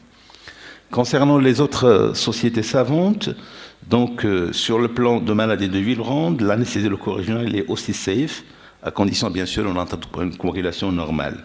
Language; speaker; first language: French; non-native, local second language; Arabic